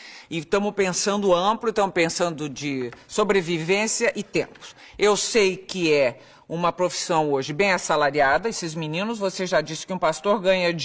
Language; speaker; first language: Portuguese; native; Portuguese